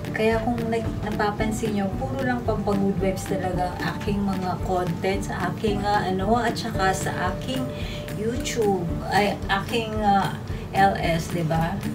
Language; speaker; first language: Filipino; non-native, local second language; Pampanga